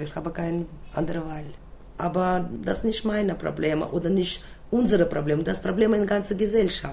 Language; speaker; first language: German; non-native, learner; Russian